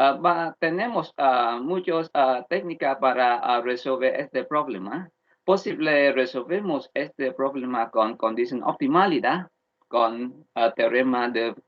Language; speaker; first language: Spanish; non-native, learner; Vietnamese